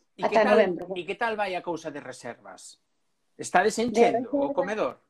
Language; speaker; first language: Galician; non-native, local second language; Spanish